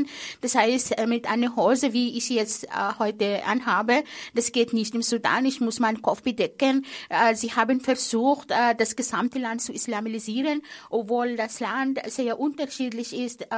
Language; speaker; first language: German; non-native, fluent; Arabic